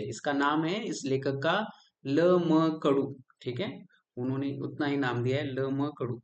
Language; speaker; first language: Hindi; non-native, local second language; Marathi